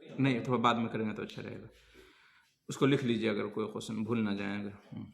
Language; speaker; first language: Urdu; native; Urdu